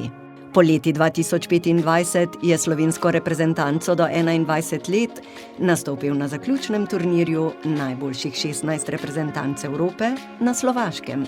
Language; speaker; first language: Slovenian; native; Slovenian